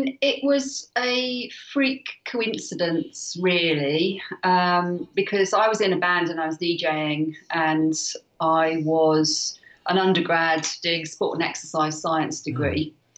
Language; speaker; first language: English; native; English